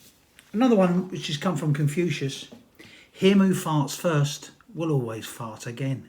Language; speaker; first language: English; native; English